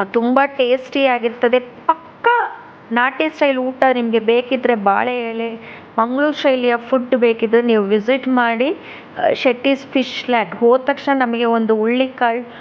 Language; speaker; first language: Kannada; non-native, local second language; Tulu